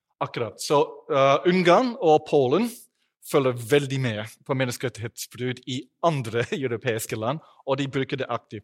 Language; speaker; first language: Norwegian; non-native, fluent; English